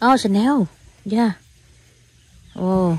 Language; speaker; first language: English; non-native, learner; Vietnamese